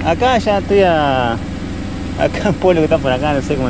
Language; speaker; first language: Spanish; native; Spanish